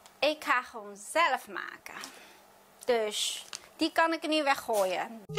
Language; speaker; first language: Dutch; non-native, fluent; Chinese